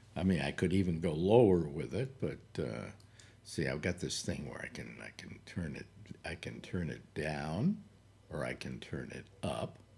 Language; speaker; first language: English; native; English